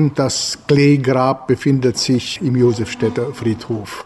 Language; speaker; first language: German; native; German